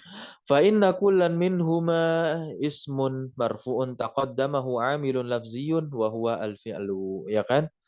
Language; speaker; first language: Arabic; non-native, fluent; Indonesian